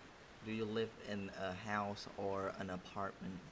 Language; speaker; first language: English; non-native, fluent; Vietnamese